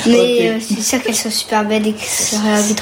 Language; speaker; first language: French; early bilingual, heritage; French